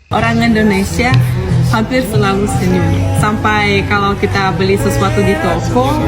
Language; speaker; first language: Indonesian; non-native, fluent; Russian